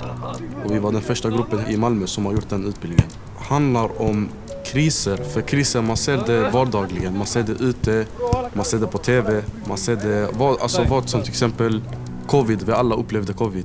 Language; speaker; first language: Swedish; native; Swedish